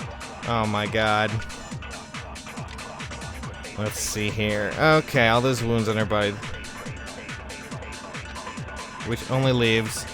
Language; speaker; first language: English; native; English